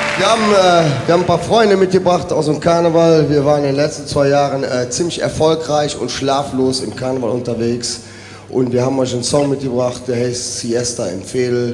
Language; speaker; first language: German; native; German